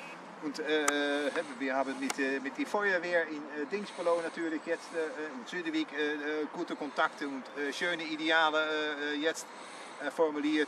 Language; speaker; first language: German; non-native, learner; Dutch